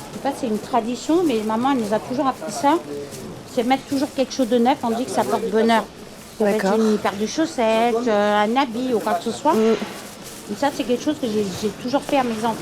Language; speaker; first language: French; non-native, fluent; Turkish